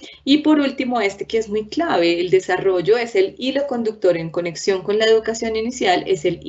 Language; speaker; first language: Spanish; native; Spanish